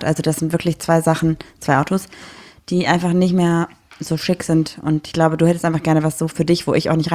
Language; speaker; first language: German; native; German